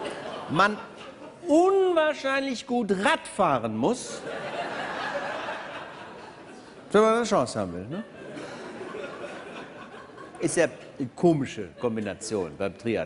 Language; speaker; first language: German; native; German